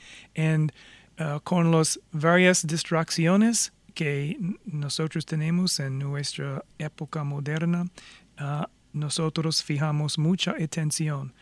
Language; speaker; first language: Spanish; non-native, fluent; English